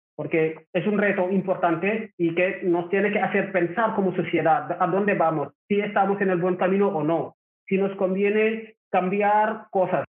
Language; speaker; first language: Spanish; non-native, fluent; Wolof